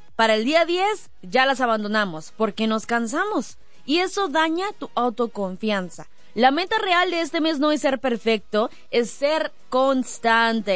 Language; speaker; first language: Spanish; early bilingual, heritage; Spanish